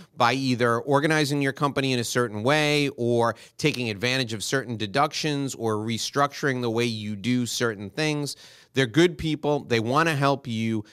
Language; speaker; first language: English; native; English